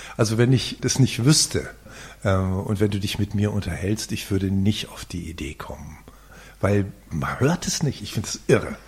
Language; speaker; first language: German; native; German